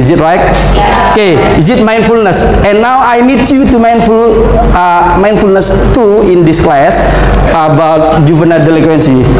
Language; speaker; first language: English; non-native, fluent; Indonesian